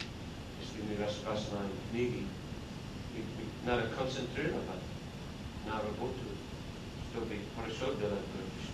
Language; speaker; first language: Russian; non-native, learner; English